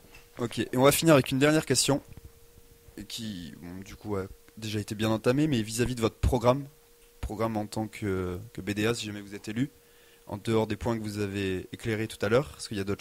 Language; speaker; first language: French; native; French